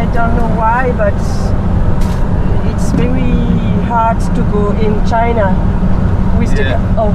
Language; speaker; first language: English; non-native, learner; French